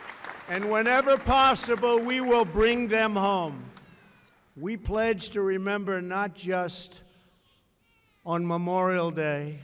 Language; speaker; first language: English; native; English